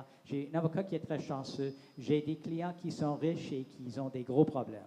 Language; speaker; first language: French; non-native, local second language; English